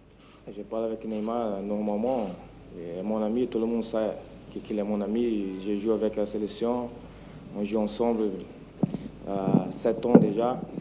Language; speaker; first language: French; non-native, fluent; Portuguese